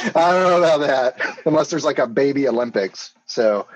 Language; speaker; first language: English; native; English